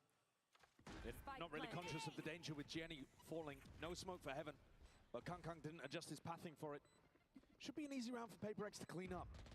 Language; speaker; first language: English; native; English